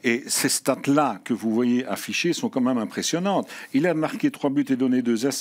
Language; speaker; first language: French; native; French